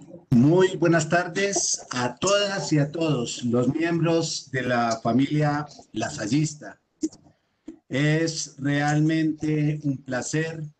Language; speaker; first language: Spanish; native; Spanish